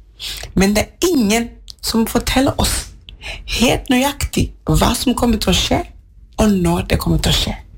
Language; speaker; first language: Norwegian; non-native, fluent; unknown